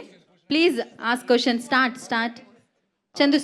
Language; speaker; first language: Telugu; native; Telugu